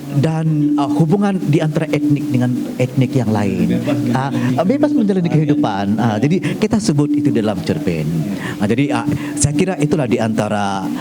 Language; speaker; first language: Malay; non-native, local second language; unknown